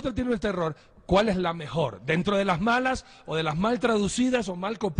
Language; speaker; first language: Spanish; native; Spanish